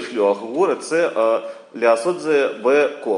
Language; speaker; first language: Hebrew; non-native, learner; Russian